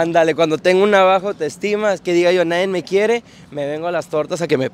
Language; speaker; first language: Spanish; native; Spanish